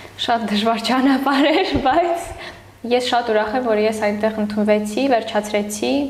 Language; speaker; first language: Armenian; early bilingual, heritage; Armenian